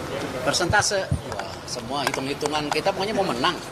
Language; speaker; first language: Indonesian; native; Indonesian